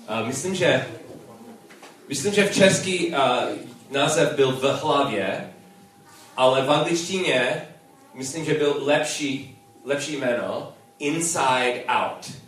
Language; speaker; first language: Czech; non-native, learner; English